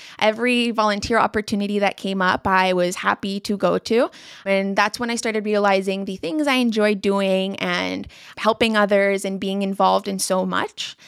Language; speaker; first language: English; non-native, local second language; Spanish